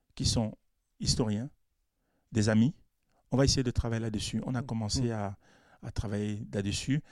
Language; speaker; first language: French; non-native, local second language; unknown